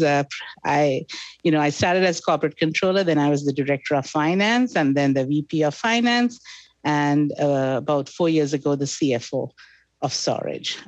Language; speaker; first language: English; non-native, local second language; Sinhala